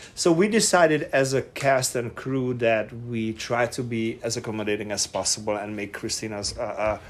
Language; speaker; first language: English; non-native, fluent; Hungarian